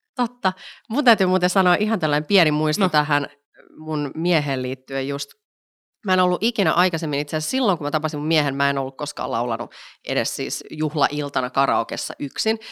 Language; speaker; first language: Finnish; native; Finnish